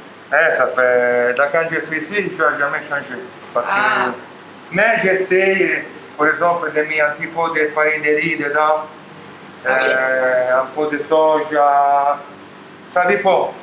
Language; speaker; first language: French; non-native, learner; Italian